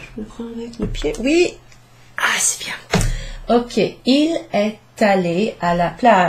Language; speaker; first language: French; non-native, fluent; English